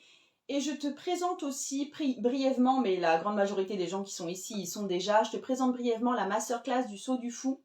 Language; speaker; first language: French; native; French